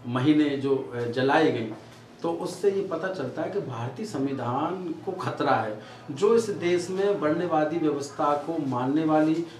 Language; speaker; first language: Hindi; native; Hindi